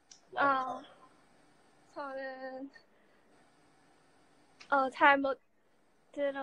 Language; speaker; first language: Korean; non-native, learner; Cantonese